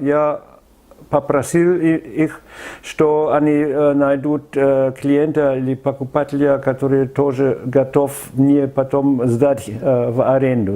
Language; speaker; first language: Russian; non-native, fluent; German